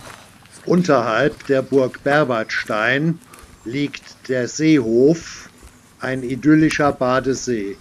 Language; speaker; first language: German; native; German